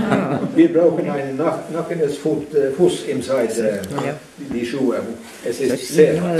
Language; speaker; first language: German; non-native, learner; Northern Sami